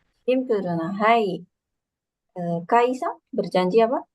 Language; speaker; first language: Indonesian; native; Indonesian